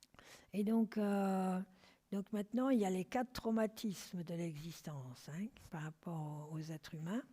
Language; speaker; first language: French; native; French